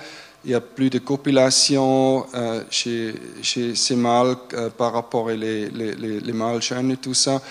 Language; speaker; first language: French; non-native, fluent; German